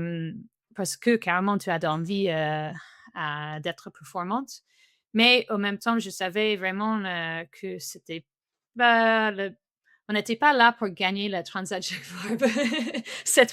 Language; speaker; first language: French; non-native, fluent; English